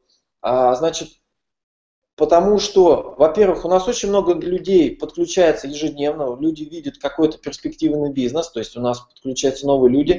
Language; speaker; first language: Russian; native; Russian